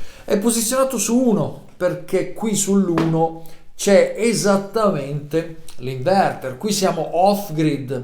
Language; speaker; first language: Italian; native; Italian